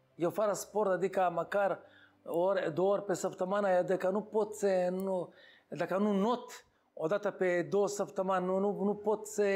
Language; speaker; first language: Romanian; non-native, learner; Hebrew